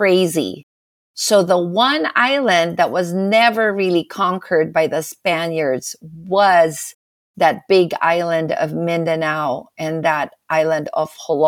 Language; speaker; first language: English; non-native, local second language; Filipino